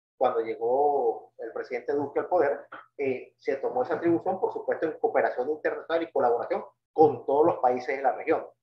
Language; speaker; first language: Spanish; native; Spanish